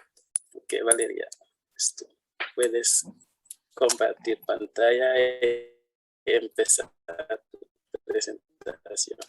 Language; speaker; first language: Spanish; non-native, fluent; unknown